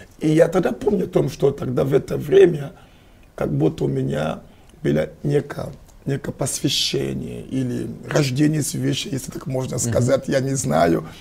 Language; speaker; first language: Russian; non-native, fluent; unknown